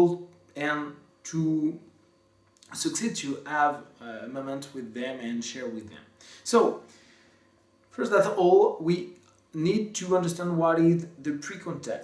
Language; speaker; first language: English; non-native, fluent; French